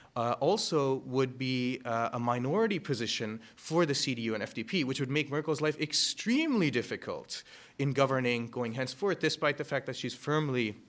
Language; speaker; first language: English; early bilingual, other home language; German